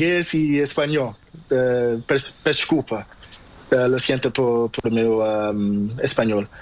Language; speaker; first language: Spanish; non-native, learner; Portuguese